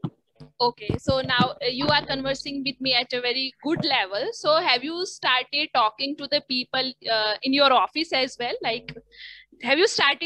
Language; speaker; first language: English; non-native, learner; Hindi